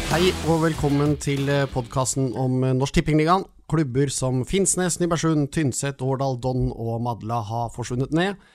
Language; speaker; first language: Norwegian; native; Norwegian